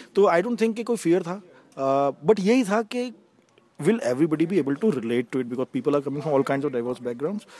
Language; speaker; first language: Hindi; native; Hindi